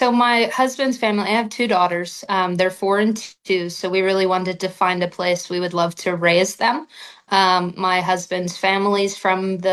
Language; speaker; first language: English; native; English